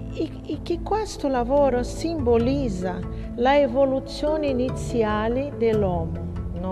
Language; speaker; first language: Italian; non-native, fluent; Portuguese